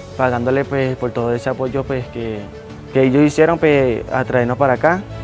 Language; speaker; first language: Spanish; native; Spanish